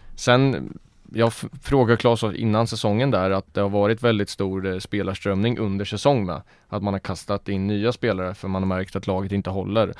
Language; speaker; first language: Swedish; native; Swedish